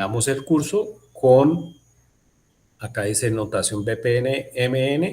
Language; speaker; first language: Spanish; native; Spanish